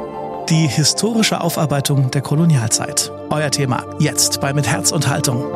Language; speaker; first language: German; native; German